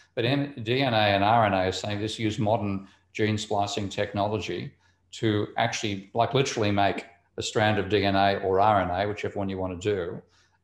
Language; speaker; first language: English; native; English